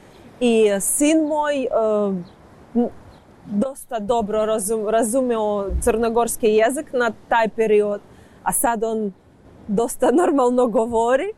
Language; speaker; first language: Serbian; non-native, learner; Ukrainian